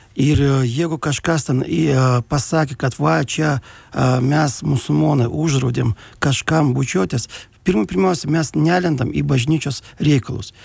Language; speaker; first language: Lithuanian; non-native, local second language; Russian